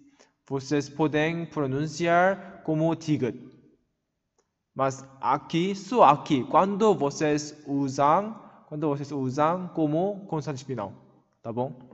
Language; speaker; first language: Portuguese; non-native, learner; Korean